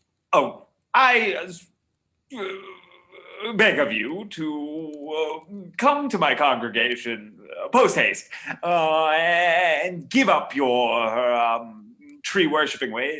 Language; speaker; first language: English; native; English